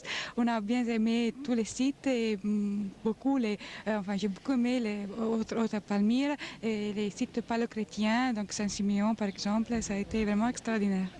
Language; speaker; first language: French; non-native, fluent; Italian